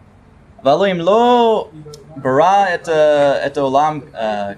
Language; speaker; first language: Hebrew; non-native, fluent; English